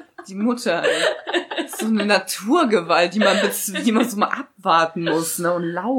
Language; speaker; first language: German; early bilingual, other home language; Russian